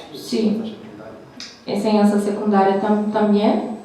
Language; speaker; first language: Spanish; non-native, learner; Portuguese